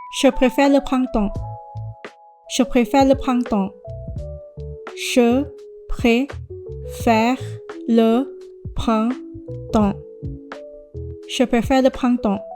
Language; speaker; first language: French; non-native, fluent; Thai